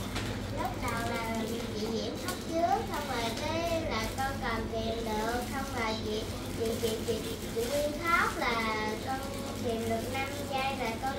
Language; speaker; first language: Vietnamese; native; Vietnamese